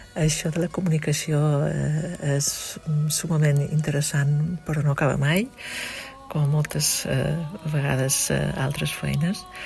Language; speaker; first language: Catalan; native; Catalan